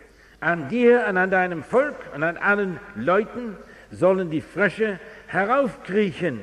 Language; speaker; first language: German; non-native, fluent; English